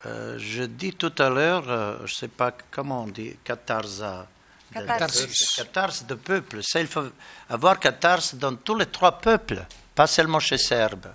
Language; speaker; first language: French; non-native, learner; Bosnian